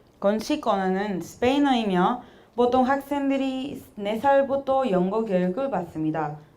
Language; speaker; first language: Korean; non-native, fluent; Spanish